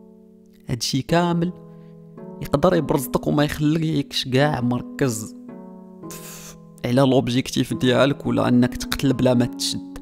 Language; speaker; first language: Arabic; native; Arabic